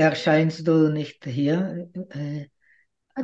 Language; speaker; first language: German; non-native, fluent; Czech